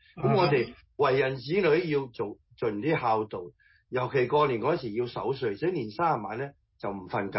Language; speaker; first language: Chinese; early bilingual, heritage; Cantonese